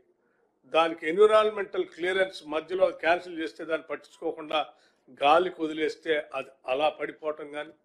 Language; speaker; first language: Telugu; native; Telugu